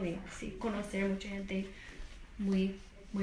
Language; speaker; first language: Spanish; non-native, fluent; English